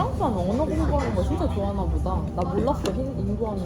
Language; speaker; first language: Korean; native; Korean